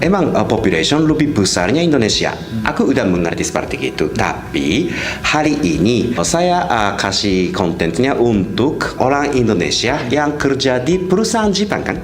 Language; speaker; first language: Indonesian; non-native, fluent; Japanese